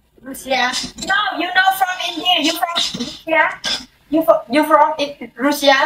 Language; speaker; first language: English; non-native, learner; Vietnamese